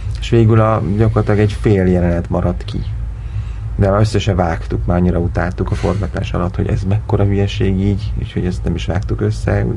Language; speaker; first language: Hungarian; native; Hungarian